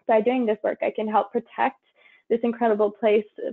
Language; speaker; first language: English; native; English